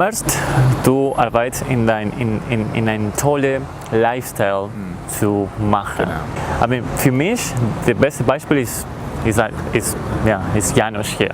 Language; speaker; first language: German; non-native, learner; Spanish